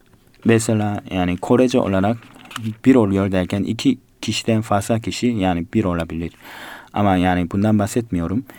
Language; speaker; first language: Turkish; non-native, fluent; Korean